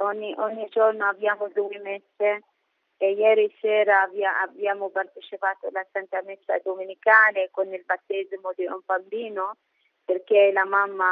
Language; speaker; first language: Italian; non-native, learner; Arabic